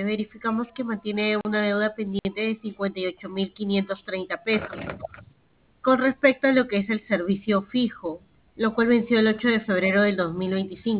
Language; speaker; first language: Spanish; native; Spanish